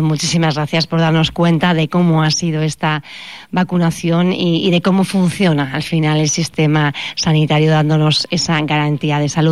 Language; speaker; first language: Spanish; native; Spanish